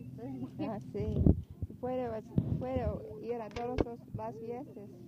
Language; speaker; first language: Spanish; non-native, learner; English